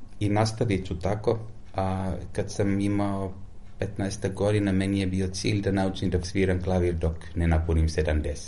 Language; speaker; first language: Serbian; non-native, fluent; Finnish